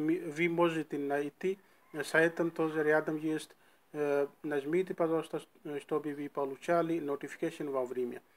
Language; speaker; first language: Russian; non-native, learner; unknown